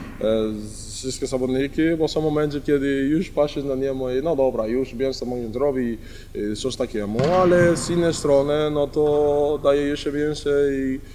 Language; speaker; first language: Polish; non-native, learner; Spanish